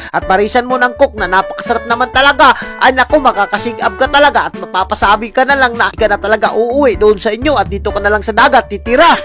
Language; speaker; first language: Filipino; non-native, local second language; Cebuano